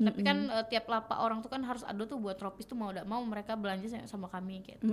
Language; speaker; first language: Indonesian; native; Indonesian